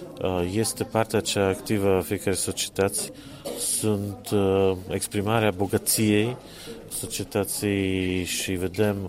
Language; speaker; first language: Romanian; non-native, fluent; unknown